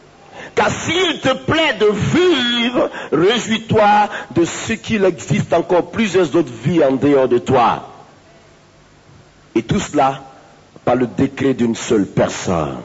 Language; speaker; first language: French; native; French